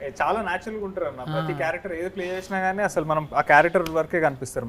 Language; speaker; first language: Telugu; native; Telugu